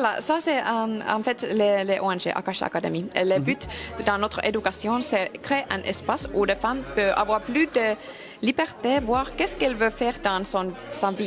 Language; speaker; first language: French; non-native, learner; Finnish